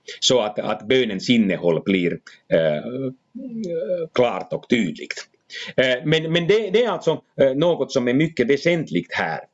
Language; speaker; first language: Swedish; non-native, fluent; Finnish